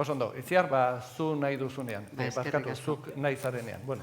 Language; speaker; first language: Basque; native; Basque